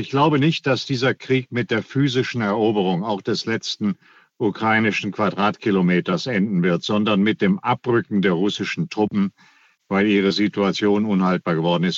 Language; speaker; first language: German; native; German